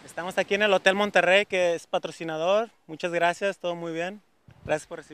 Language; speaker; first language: Spanish; native; Spanish